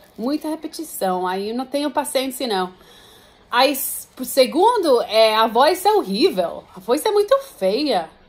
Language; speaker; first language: Portuguese; non-native, fluent; English